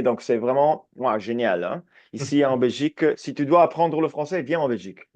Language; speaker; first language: French; non-native, fluent; Italian